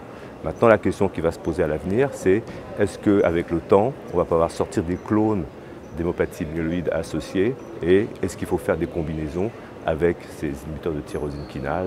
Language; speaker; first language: French; native; French